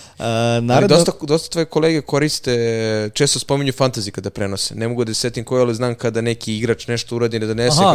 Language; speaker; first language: Serbian; native; Serbian